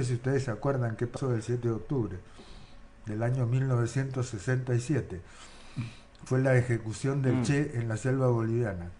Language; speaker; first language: Spanish; native; Spanish